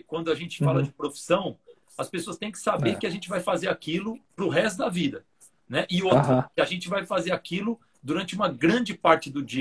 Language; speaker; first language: Portuguese; native; Portuguese